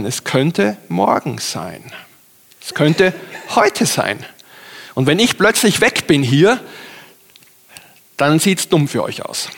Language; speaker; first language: German; native; German